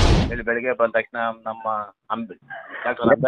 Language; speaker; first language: Kannada; native; Kannada